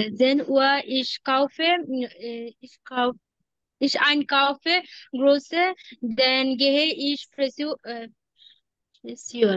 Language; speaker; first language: German; non-native, learner; Bangla